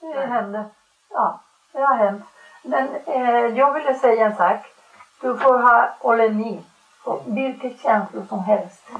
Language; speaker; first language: Swedish; non-native, fluent; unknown